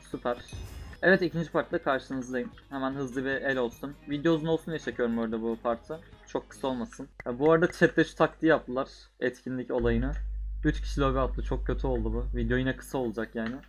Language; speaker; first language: Turkish; native; Turkish